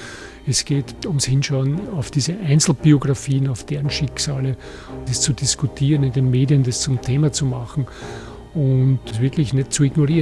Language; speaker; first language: German; native; German